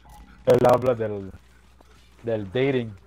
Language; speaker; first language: Spanish; early bilingual, heritage; Spanish